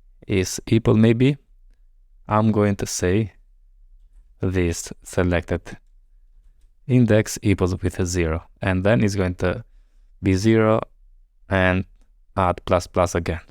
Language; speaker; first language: English; non-native, fluent; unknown